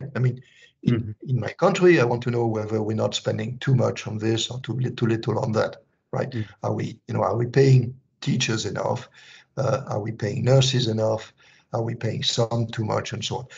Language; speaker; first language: English; non-native, fluent; French